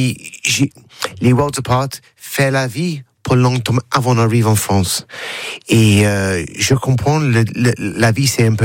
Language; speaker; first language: French; non-native, learner; English